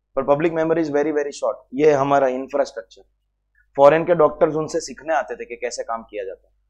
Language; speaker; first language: Hindi; native; Hindi